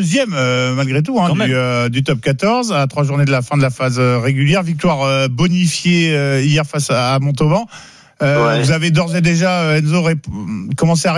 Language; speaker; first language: French; native; French